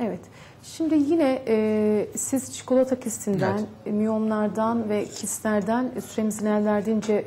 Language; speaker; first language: Turkish; native; Turkish